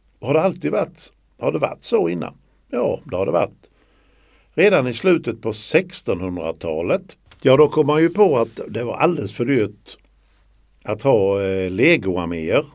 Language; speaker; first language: Swedish; native; Swedish